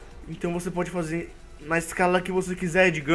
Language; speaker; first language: Portuguese; native; Portuguese